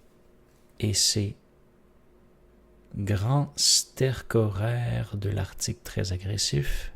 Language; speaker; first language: French; native; French